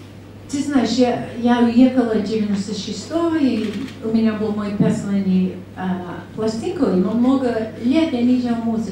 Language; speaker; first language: Russian; non-native, learner; English